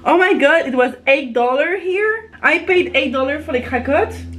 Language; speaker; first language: English; non-native, fluent; French